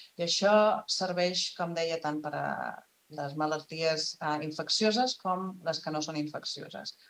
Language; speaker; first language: Catalan; native; Catalan